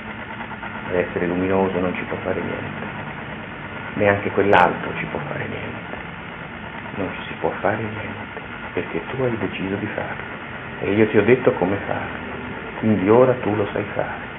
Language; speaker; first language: Italian; native; Italian